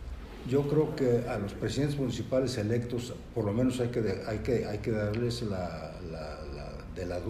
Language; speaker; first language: Spanish; native; Spanish